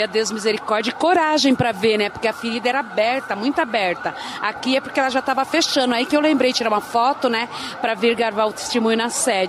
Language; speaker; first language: Portuguese; native; Portuguese